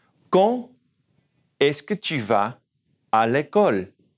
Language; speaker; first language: French; non-native, fluent; English